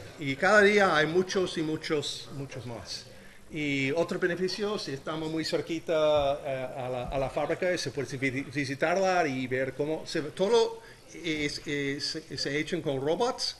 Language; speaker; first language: Spanish; non-native, learner; English